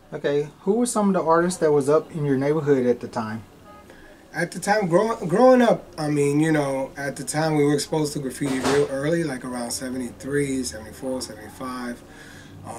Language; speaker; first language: English; native; English